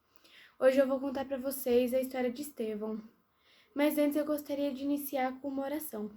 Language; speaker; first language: Portuguese; native; Portuguese